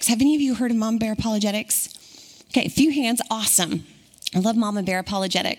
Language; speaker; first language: English; native; English